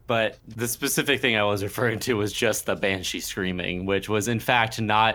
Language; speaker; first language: English; native; English